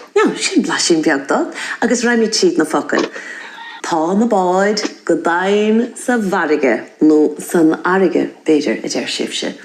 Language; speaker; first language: Irish; native; Irish